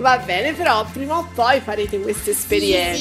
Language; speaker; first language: Italian; native; Italian